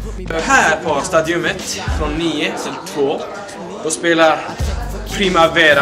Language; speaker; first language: Swedish; non-native, learner; Icelandic